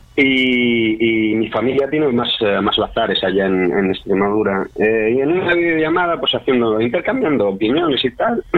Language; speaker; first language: Spanish; early bilingual, other home language; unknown